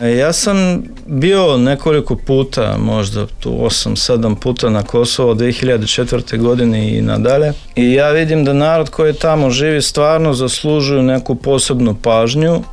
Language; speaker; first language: Serbian; non-native, fluent; Russian